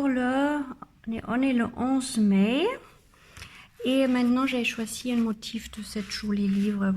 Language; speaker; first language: French; non-native, learner; German